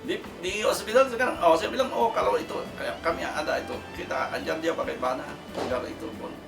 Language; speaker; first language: Indonesian; non-native, fluent; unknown